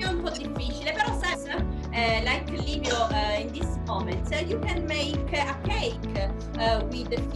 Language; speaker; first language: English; non-native, fluent; Italian